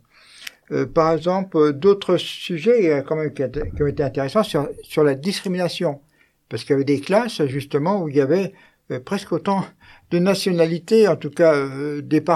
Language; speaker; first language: French; native; French